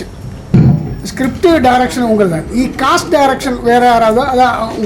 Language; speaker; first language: Tamil; non-native, learner; Malayalam